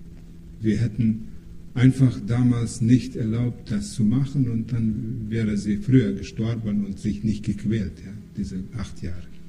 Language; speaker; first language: German; non-native, fluent; Russian